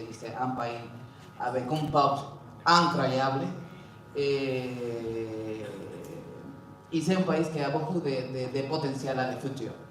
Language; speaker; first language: French; non-native, learner; Spanish